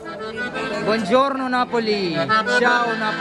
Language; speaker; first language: Italian; non-native, learner; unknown